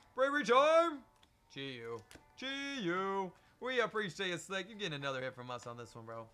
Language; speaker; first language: English; native; English